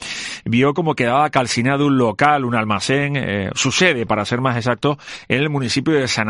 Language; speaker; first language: Spanish; native; Spanish